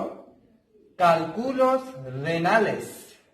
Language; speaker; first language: Spanish; non-native, fluent; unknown